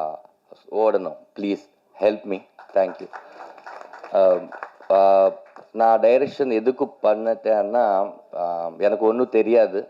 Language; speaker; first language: Tamil; non-native, learner; Telugu